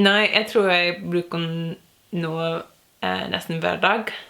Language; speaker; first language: Norwegian; non-native, learner; English